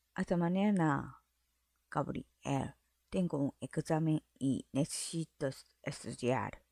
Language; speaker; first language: Spanish; non-native, learner; Japanese